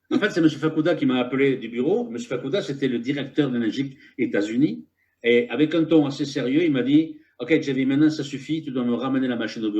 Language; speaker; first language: French; native; French